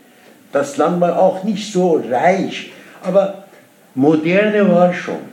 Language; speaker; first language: German; non-native, learner; Persian